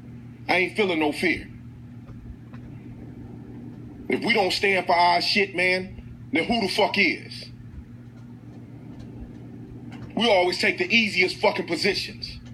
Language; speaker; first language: English; native; English